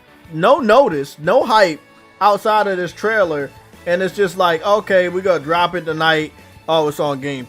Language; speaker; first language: English; native; English